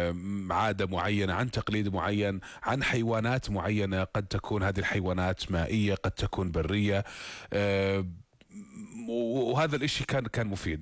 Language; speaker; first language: Arabic; native; Arabic